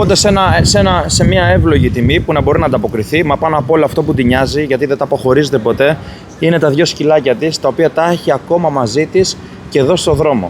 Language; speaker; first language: Greek; native; Greek